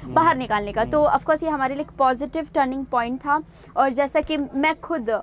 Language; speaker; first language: Hindi; native; Hindi